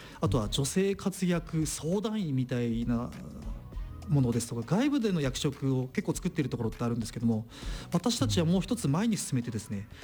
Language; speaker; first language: Japanese; native; Japanese